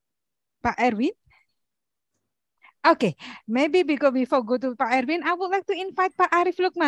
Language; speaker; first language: English; non-native, learner; Indonesian